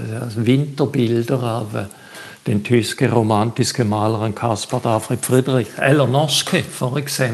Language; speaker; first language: Norwegian; non-native, fluent; German